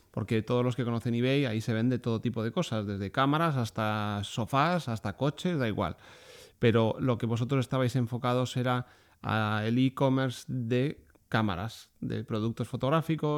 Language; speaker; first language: Spanish; native; Spanish